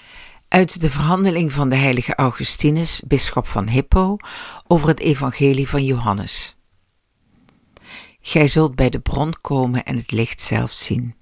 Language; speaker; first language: Dutch; native; Dutch